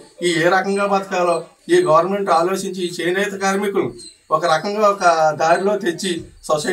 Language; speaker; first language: Telugu; native; Telugu